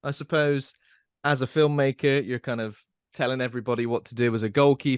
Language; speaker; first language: English; native; English